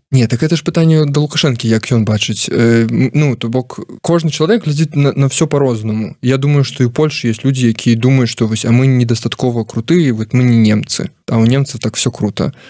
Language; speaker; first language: Belarusian; non-native, local second language; Russian